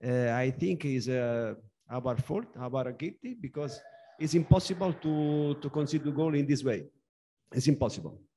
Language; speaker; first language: English; non-native, learner; Italian